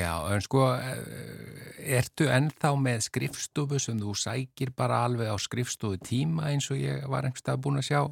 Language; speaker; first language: Icelandic; native; Icelandic